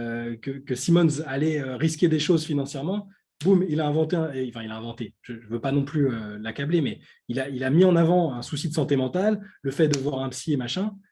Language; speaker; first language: French; native; French